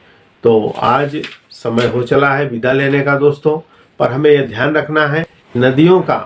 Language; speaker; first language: Hindi; native; Hindi